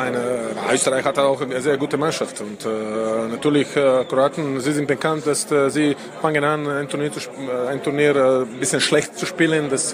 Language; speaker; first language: German; non-native, learner; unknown